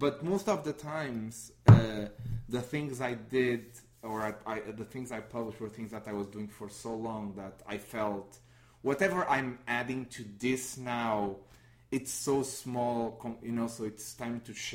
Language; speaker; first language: English; non-native, fluent; Portuguese